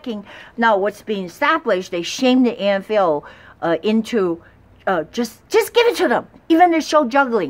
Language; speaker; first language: English; non-native, fluent; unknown